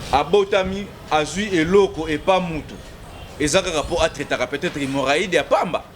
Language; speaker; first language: Lingala; non-native, local second language; Kongo